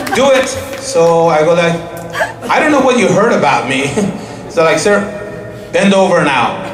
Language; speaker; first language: English; non-native, fluent; Persian